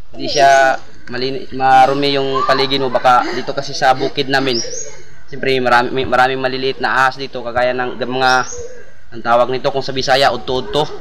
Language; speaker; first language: Filipino; non-native, local second language; Cebuano